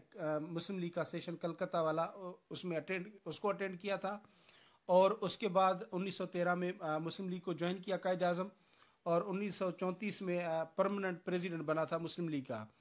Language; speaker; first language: Urdu; non-native, local second language; Sindhi